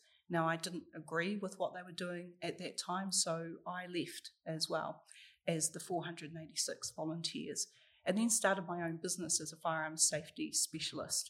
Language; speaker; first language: English; native; English